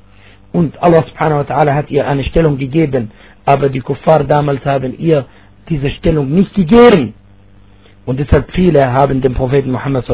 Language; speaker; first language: German; non-native, fluent; Arabic